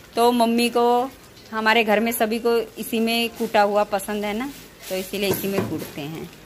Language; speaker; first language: Hindi; non-native, local second language; Nepali